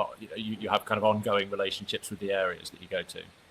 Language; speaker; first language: English; native; English